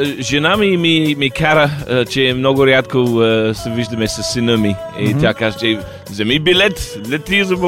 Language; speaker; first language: Bulgarian; non-native, learner; English